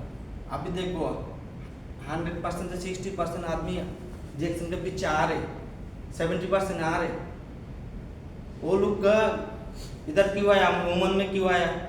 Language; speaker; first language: Hindi; non-native, fluent; Bangla